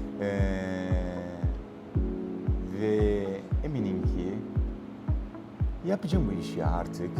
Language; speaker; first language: Turkish; non-native, learner; Portuguese